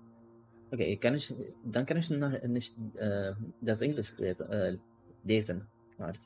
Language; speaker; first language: German; non-native, learner; English